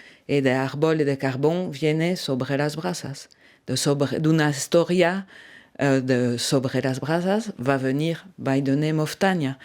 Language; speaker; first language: Spanish; non-native, learner; French